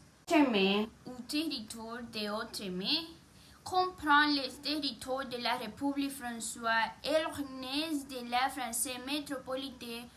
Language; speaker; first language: French; non-native, learner; Spanish